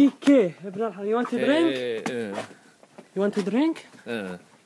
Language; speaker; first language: English; non-native, learner; Arabic